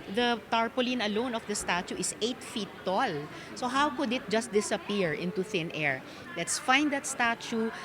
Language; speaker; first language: English; non-native, local second language; Filipino